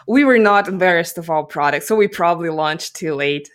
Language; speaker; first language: English; non-native, fluent; Russian